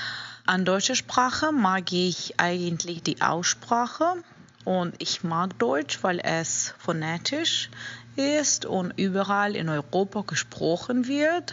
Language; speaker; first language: German; non-native, fluent; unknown